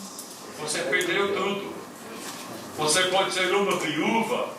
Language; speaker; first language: Portuguese; non-native, fluent; English